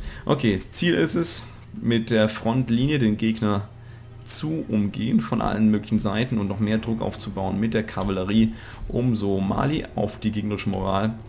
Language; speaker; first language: German; native; German